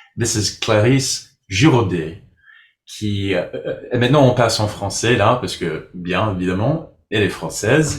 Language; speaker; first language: French; non-native, learner; English